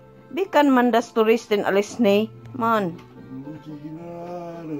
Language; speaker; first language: German; non-native, learner; Filipino